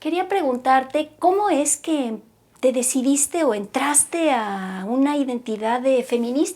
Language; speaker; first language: Spanish; native; Spanish